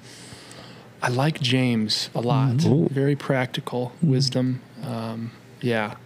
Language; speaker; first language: English; native; English